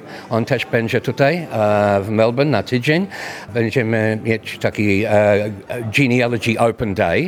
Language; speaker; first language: Polish; early bilingual, heritage; English